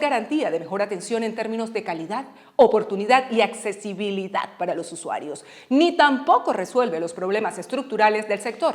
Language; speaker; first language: Spanish; native; Spanish